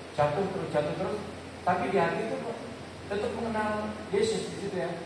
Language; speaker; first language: Indonesian; native; Indonesian